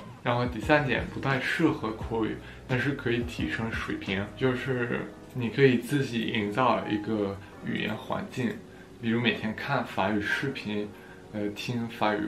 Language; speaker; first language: Chinese; non-native, fluent; French